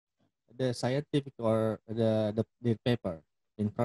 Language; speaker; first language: English; non-native, fluent; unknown